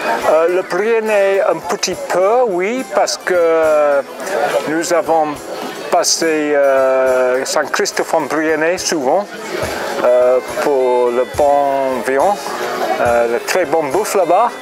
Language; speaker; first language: French; non-native, learner; English